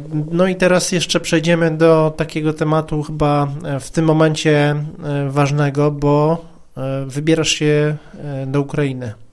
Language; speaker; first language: Polish; native; Polish